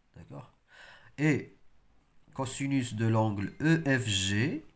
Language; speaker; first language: French; non-native, local second language; Arabic